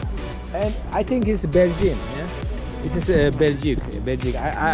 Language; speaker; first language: English; non-native, learner; Amharic